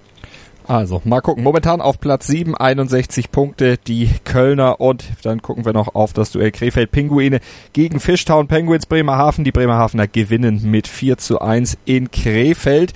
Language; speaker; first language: German; native; German